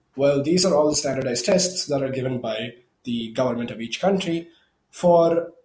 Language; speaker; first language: English; non-native, local second language; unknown